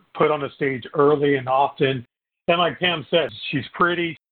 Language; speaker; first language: English; native; English